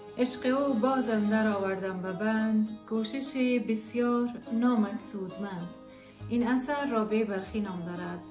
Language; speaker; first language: Persian; native; Persian